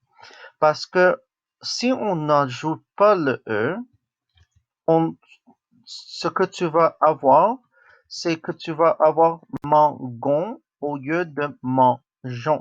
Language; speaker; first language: French; non-native, local second language; English